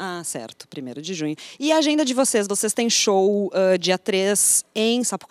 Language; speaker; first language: Portuguese; native; Portuguese